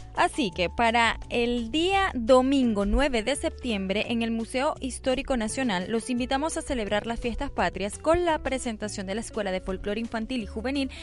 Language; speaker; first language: Spanish; native; Spanish